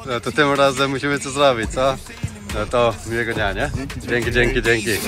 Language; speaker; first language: Polish; native; Polish